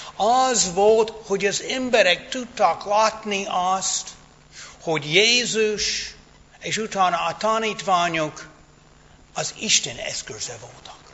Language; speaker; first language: Hungarian; non-native, fluent; English